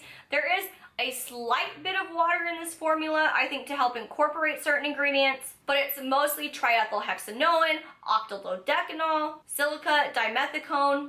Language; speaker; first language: English; native; English